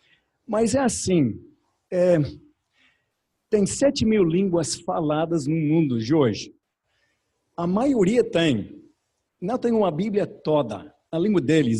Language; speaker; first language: Portuguese; non-native, learner; English